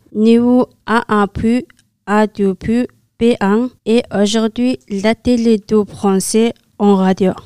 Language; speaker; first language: French; non-native, learner; Mongolian